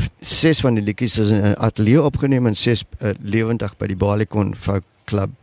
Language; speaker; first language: Afrikaans; non-native, local second language; English